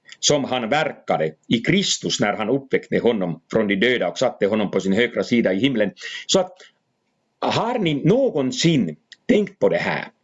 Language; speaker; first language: Swedish; non-native, fluent; Finnish